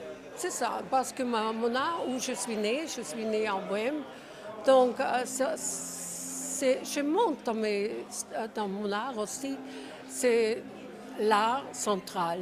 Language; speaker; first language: French; non-native, fluent; Czech